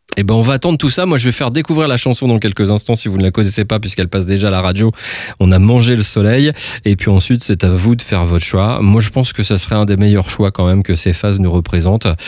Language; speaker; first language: French; native; French